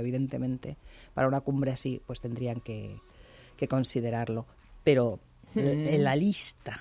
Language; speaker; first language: Spanish; native; Spanish